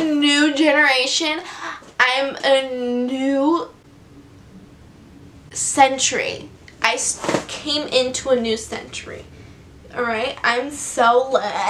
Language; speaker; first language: English; early bilingual, other home language; Portuguese